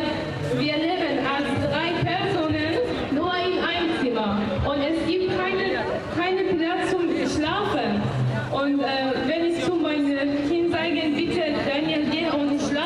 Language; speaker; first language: German; non-native, learner; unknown